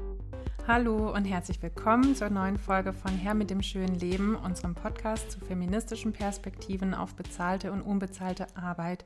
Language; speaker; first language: German; native; German